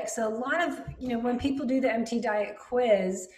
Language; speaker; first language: English; native; English